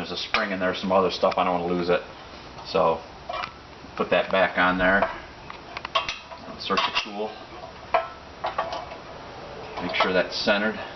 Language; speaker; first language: English; native; English